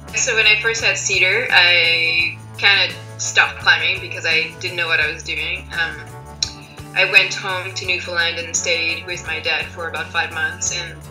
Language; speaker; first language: English; native; English